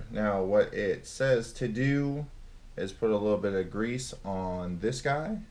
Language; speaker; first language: English; native; English